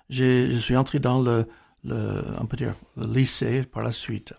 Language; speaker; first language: French; non-native, fluent; English